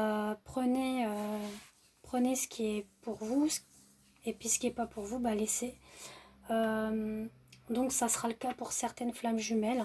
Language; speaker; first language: French; native; French